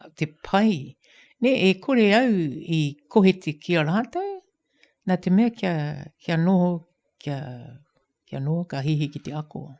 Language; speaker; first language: Māori; native; Māori